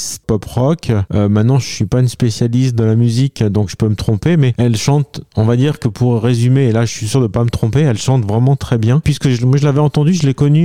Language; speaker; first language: French; native; French